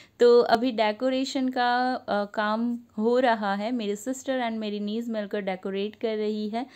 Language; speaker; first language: Hindi; non-native, local second language; Bangla